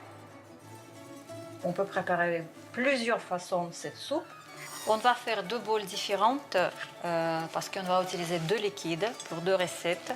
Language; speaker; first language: French; non-native, fluent; Russian